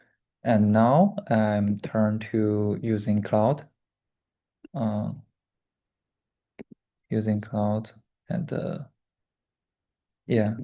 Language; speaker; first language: English; non-native, learner; Chinese